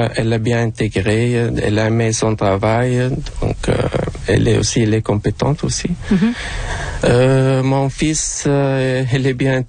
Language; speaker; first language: French; non-native, local second language; Arabic